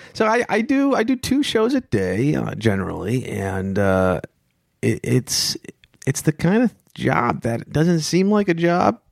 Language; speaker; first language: English; native; English